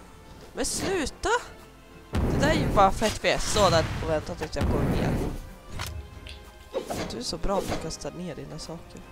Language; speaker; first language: Swedish; native; Swedish